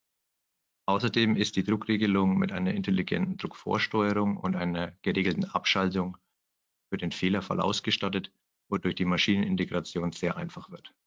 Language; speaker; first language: German; native; German